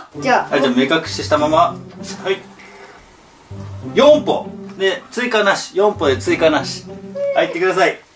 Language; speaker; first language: Japanese; native; Japanese